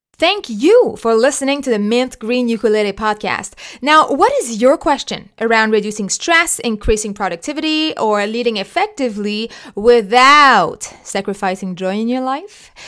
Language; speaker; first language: English; non-native, local second language; French